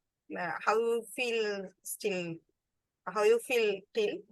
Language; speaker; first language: English; non-native, learner; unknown